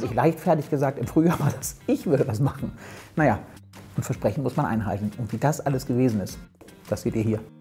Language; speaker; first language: German; native; German